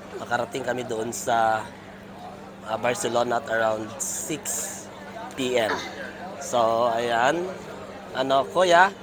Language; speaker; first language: Filipino; non-native, local second language; Cebuano